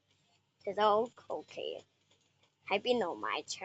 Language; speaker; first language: Chinese; native; Chinese